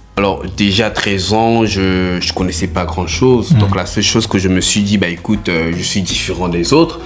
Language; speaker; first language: French; non-native, local second language; Lingala